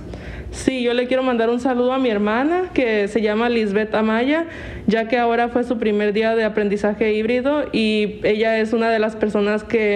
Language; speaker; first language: Spanish; native; Spanish